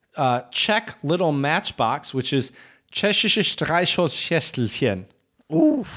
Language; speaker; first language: English; native; English